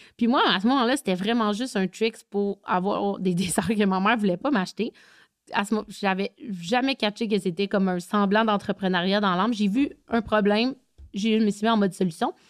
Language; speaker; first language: French; native; French